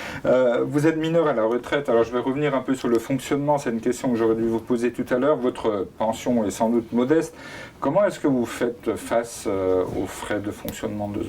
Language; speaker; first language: French; native; French